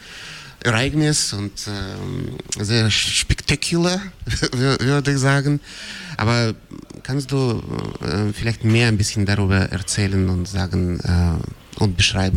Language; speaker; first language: German; non-native, fluent; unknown